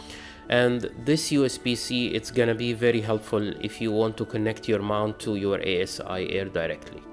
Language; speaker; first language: English; non-native, fluent; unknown